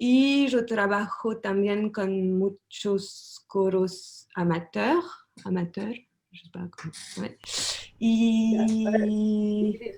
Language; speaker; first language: Spanish; non-native, learner; French